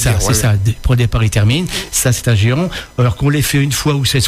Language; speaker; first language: French; native; French